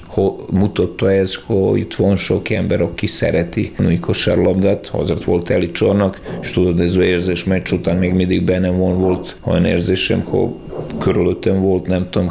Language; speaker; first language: Hungarian; non-native, learner; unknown